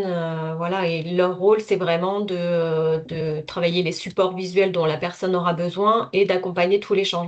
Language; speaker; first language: French; native; French